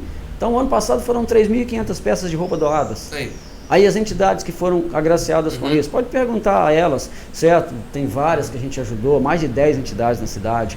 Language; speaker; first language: Portuguese; native; Portuguese